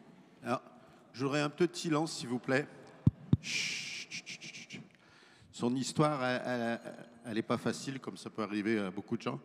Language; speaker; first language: French; native; French